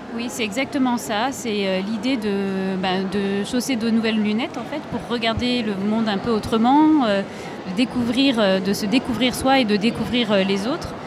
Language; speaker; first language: French; native; French